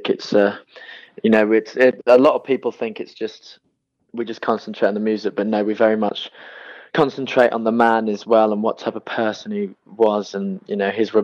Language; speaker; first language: English; native; English